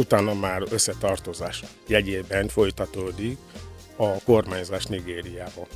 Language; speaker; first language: Hungarian; non-native, fluent; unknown